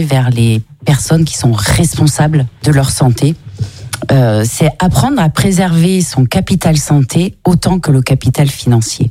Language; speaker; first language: French; native; French